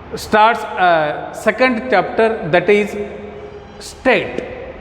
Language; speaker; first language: English; non-native, local second language; Kannada